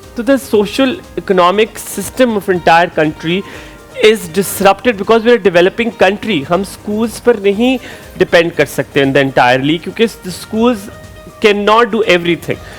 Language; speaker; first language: Urdu; native; Urdu